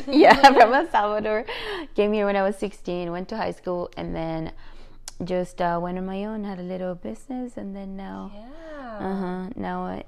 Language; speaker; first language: English; non-native, fluent; Spanish